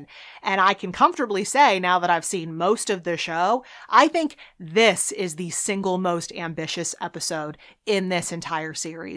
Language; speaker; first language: English; native; English